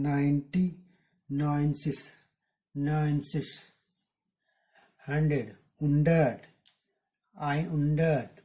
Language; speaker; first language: German; non-native, learner; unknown